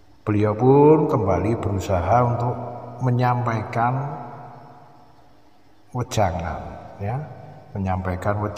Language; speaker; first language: Indonesian; native; Indonesian